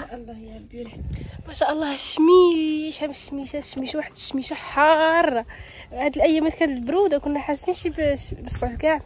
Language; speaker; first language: Arabic; native; Arabic